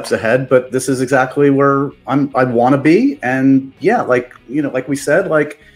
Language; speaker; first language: English; native; English